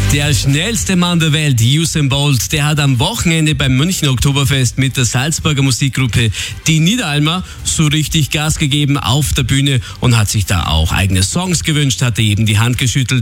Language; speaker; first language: German; native; German